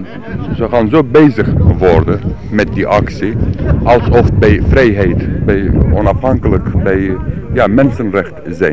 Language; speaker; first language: Dutch; non-native, learner; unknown